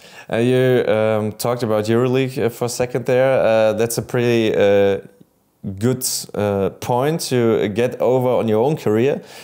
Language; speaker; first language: English; non-native, fluent; German